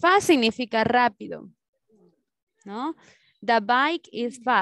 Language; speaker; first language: English; non-native, learner; Spanish